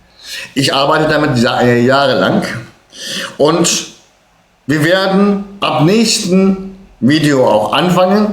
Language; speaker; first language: German; early bilingual, other home language; Turkish